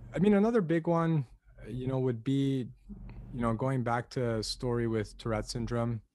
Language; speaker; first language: English; native; English